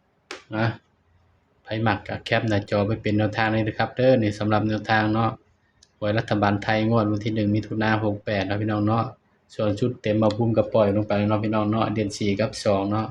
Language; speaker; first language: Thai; non-native, local second language; Lao